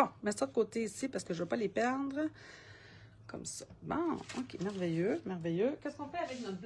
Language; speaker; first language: French; native; French